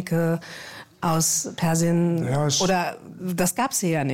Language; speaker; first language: German; native; German